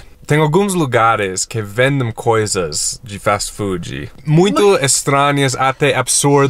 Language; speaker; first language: Portuguese; non-native, fluent; English